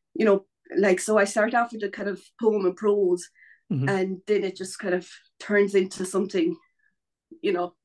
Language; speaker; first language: English; native; English